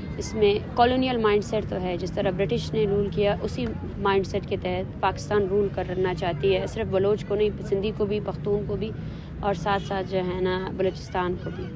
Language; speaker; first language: Urdu; non-native, local second language; Baluchi